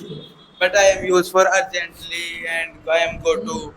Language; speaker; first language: English; non-native, learner; Hindi